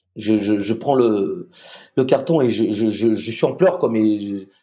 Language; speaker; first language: French; native; French